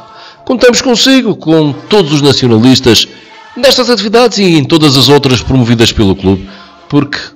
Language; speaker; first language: Portuguese; native; Portuguese